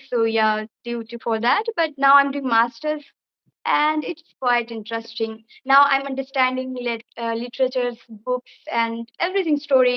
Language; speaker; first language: English; non-native, fluent; Bangla